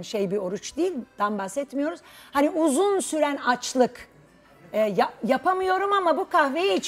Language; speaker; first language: Turkish; native; Turkish